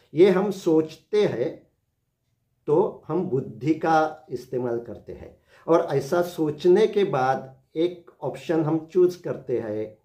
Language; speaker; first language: Hindi; non-native, local second language; Marathi